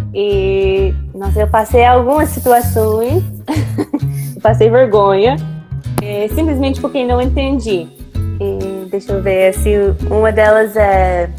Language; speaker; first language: Portuguese; non-native, fluent; English